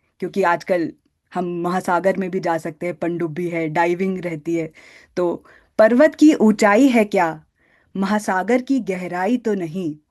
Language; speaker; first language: Hindi; native; Hindi